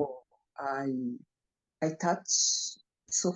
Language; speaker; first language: English; non-native, fluent; Japanese